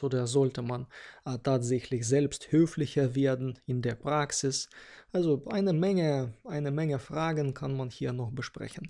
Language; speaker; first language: German; non-native, fluent; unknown